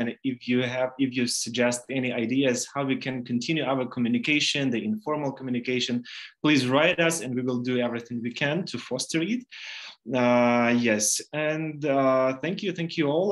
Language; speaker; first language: English; non-native, fluent; Ukrainian